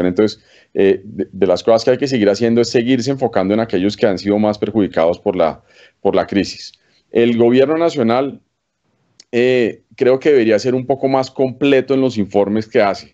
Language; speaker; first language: Spanish; native; Spanish